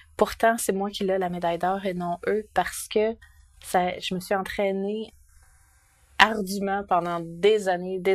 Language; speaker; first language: French; native; French